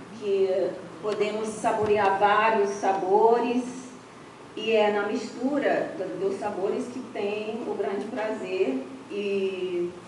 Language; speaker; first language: Portuguese; non-native, fluent; English